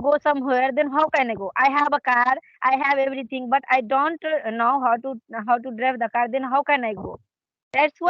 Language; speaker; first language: English; non-native, learner; Hindi